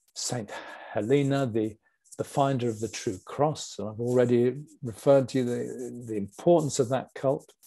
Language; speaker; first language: English; native; English